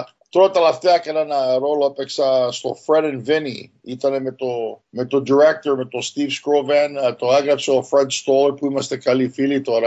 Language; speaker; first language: Greek; early bilingual, heritage; Greek